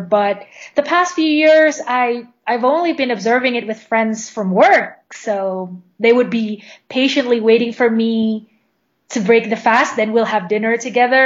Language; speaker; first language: English; non-native, fluent; Indonesian